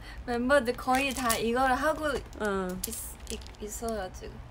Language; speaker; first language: Korean; non-native, fluent; Chinese